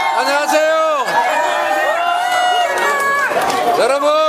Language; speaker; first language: Korean; native; Korean